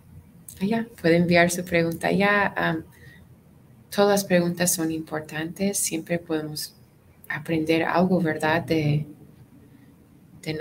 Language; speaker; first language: Spanish; non-native, fluent; English